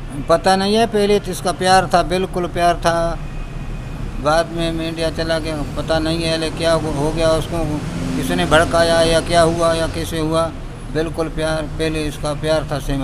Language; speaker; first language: Hindi; non-native, local second language; Baluchi